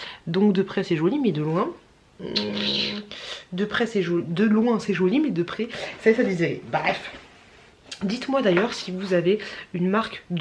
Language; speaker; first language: French; native; French